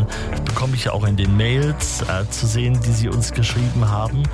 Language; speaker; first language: German; native; German